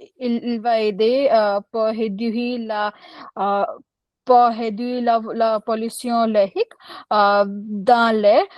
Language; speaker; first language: French; non-native, learner; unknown